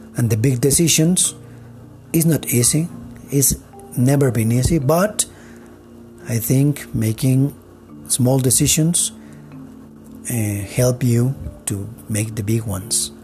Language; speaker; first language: English; non-native, fluent; Spanish